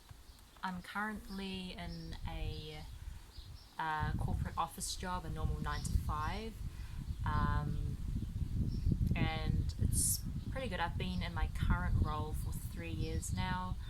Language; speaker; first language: English; early bilingual, other home language; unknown